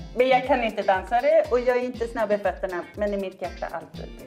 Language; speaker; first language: Swedish; native; Swedish